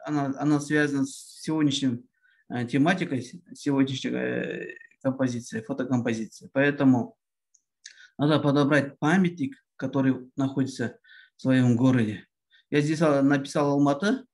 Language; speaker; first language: Russian; non-native, local second language; Kazakh